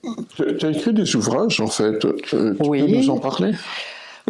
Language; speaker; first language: French; native; French